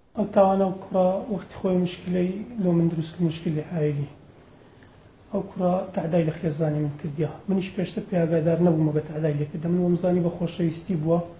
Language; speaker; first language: Central Kurdish; native; Central Kurdish